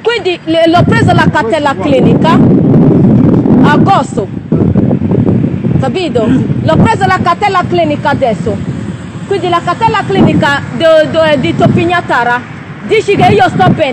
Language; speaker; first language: Italian; non-native, learner; Nigerian Pidgin